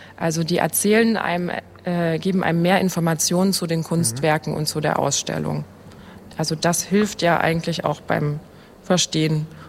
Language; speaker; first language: German; native; German